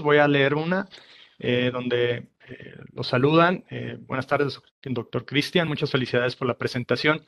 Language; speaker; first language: Spanish; native; Spanish